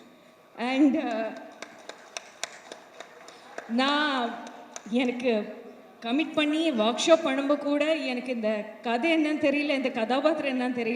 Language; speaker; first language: Tamil; non-native, fluent; Malayalam